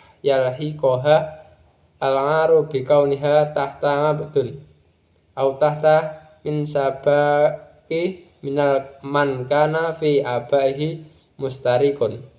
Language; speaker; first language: Arabic; non-native, learner; Indonesian